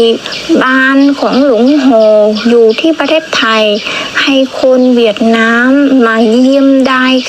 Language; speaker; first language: Thai; non-native, learner; Vietnamese